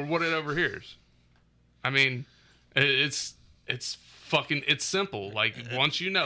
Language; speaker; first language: English; native; English